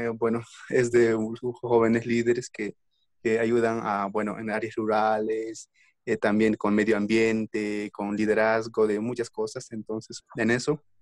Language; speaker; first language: Spanish; native; Spanish